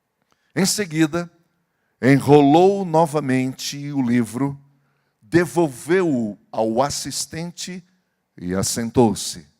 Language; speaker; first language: Portuguese; native; Portuguese